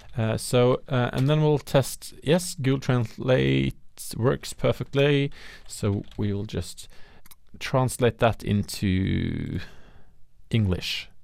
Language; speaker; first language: English; non-native, fluent; Norwegian